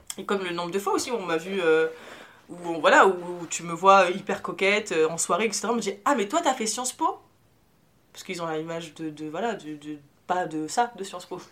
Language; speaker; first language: French; early bilingual, other home language; Arabic